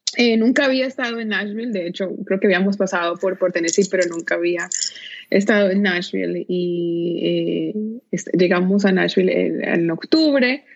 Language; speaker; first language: Spanish; native; Spanish